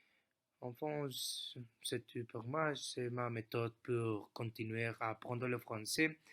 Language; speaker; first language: French; non-native, fluent; Spanish